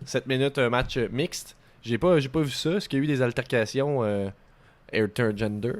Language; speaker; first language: French; native; French